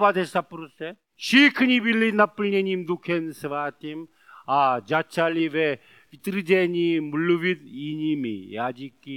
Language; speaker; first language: Czech; non-native, learner; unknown